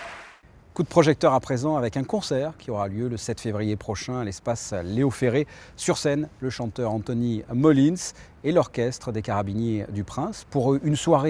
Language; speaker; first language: French; native; French